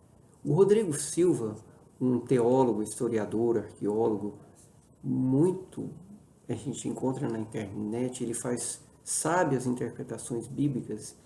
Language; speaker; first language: Portuguese; native; Portuguese